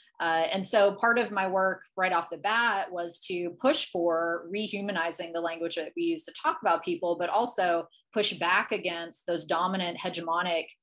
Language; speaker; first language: English; native; English